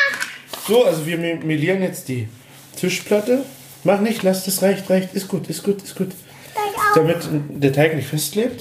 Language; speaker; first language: German; native; German